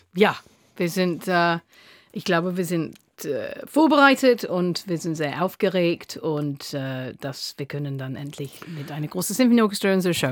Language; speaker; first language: German; non-native, fluent; English